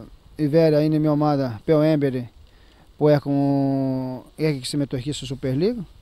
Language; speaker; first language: Greek; non-native, fluent; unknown